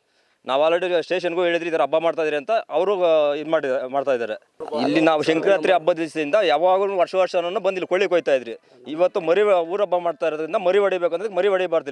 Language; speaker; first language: Kannada; native; Kannada